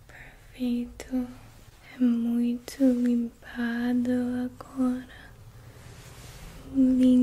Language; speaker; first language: Portuguese; non-native, learner; English